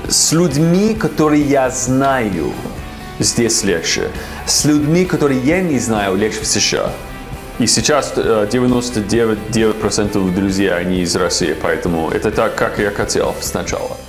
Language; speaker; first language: Russian; non-native, fluent; English